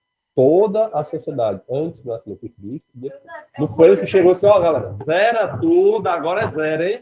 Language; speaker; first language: Portuguese; native; Portuguese